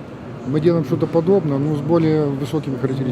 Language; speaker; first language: Russian; native; Russian